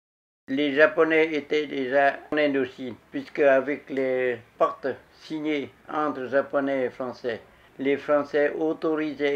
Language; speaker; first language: French; non-native, local second language; Vietnamese